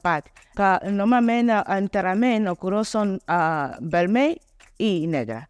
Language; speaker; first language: Catalan; non-native, learner; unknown